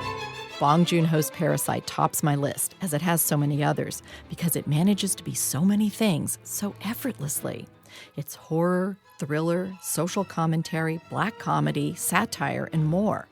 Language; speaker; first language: English; native; English